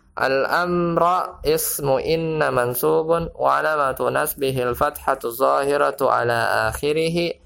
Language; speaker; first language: Arabic; non-native, fluent; Indonesian